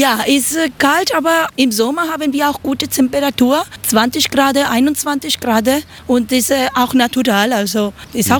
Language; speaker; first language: German; non-native, learner; Spanish